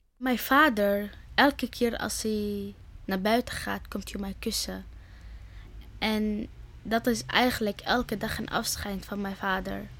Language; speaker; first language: Dutch; early bilingual, other home language; Arabic